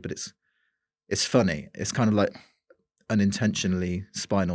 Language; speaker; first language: English; native; English